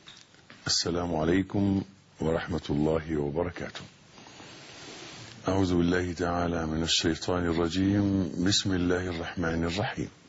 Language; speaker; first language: Arabic; native; Arabic